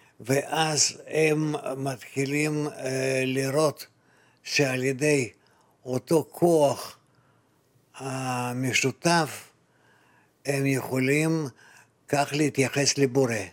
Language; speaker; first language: Hebrew; non-native, fluent; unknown